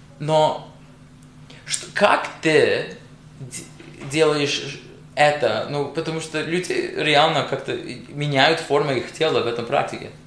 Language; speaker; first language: Russian; non-native, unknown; English